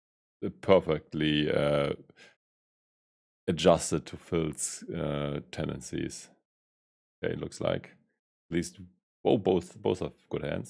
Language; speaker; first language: English; non-native, fluent; German